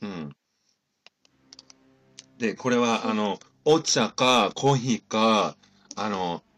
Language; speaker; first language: Japanese; non-native, learner; English